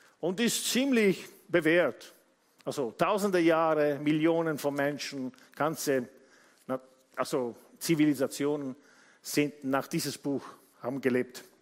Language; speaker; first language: German; non-native, fluent; Italian